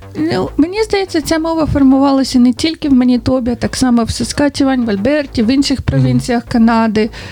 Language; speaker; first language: Ukrainian; native; Ukrainian